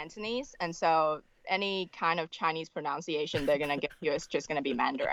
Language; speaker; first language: English; non-native, local second language; Cantonese